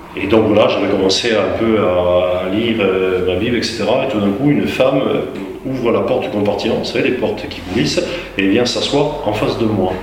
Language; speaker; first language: French; native; French